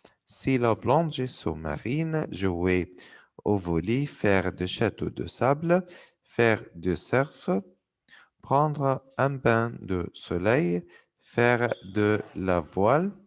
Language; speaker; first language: French; non-native, fluent; Arabic